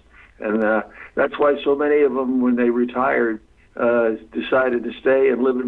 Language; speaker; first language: English; native; English